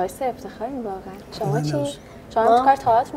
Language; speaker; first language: Persian; native; Persian